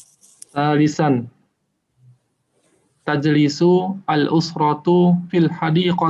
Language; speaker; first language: Arabic; non-native, learner; Indonesian